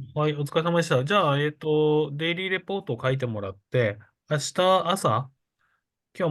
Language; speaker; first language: Japanese; native; Japanese